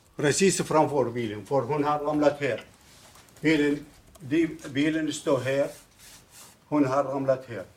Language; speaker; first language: Swedish; non-native, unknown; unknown